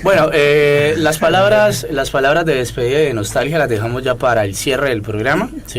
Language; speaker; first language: Spanish; native; Spanish